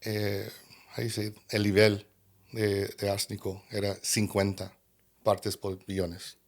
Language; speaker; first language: Spanish; early bilingual, other home language; English